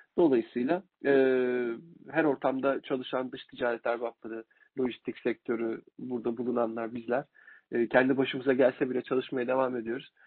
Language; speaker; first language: Turkish; native; Turkish